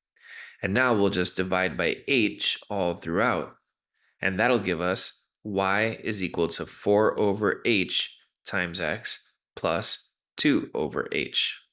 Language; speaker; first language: English; native; English